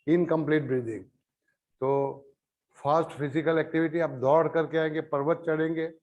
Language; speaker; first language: Hindi; non-native, local second language; Gujarati